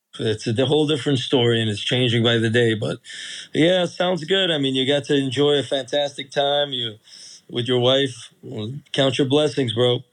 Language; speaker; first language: English; early bilingual, other home language; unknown